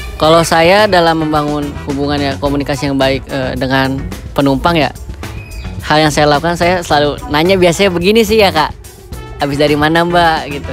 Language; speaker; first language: Indonesian; native; Indonesian